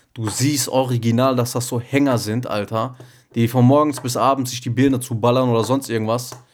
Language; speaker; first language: German; early bilingual, other home language; Turkish